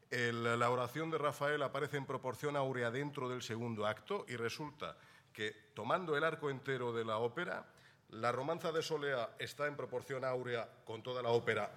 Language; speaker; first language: Spanish; native; Spanish